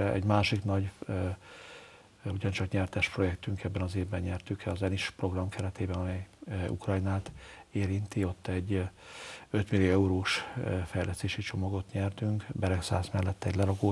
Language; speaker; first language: Hungarian; native; Hungarian